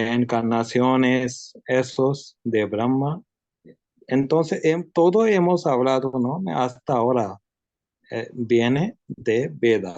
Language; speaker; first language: Spanish; non-native, learner; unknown